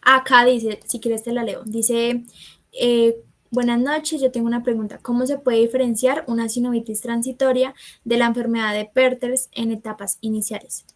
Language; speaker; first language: Spanish; native; Spanish